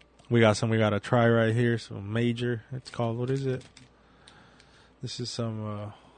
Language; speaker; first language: English; early bilingual, other home language; Spanish